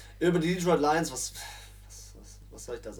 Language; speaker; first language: German; native; German